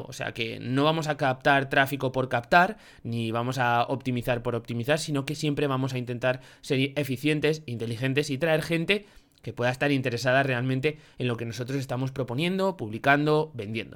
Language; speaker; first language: Spanish; native; Spanish